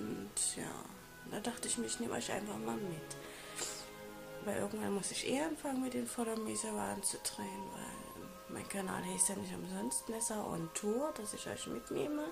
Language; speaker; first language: German; native; German